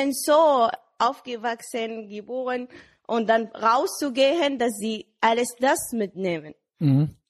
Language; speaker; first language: German; non-native, learner; Arabic